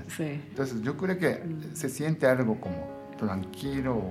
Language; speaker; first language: Spanish; non-native, fluent; Japanese